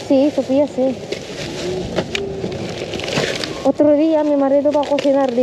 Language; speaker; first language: Spanish; non-native, learner; Filipino